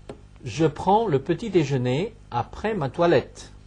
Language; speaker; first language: French; non-native, fluent; Chinese